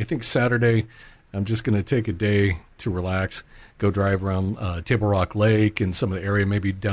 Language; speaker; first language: English; native; English